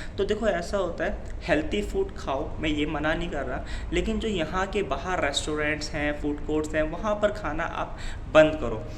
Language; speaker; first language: Hindi; native; Hindi